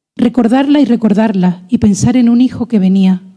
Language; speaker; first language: Spanish; native; Spanish